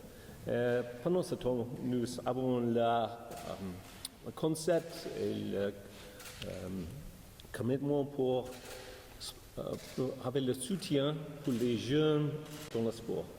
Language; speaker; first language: French; non-native, learner; English